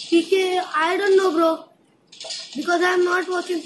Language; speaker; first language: English; non-native, learner; Hindi